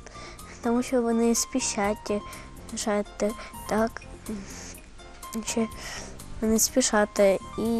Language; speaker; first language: Ukrainian; non-native, local second language; Russian